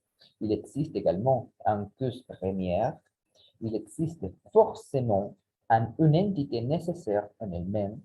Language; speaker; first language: French; non-native, learner; Spanish